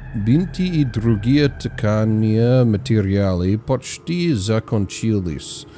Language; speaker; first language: Russian; non-native, learner; English